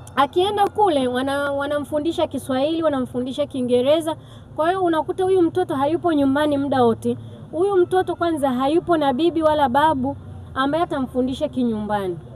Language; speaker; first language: Swahili; non-native, local second language; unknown